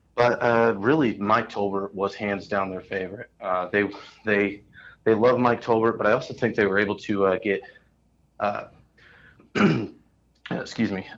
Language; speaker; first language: English; native; English